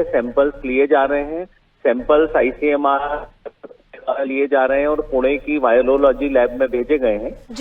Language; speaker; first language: Hindi; native; Hindi